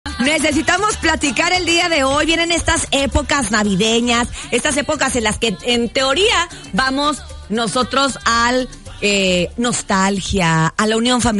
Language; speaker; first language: Spanish; native; Spanish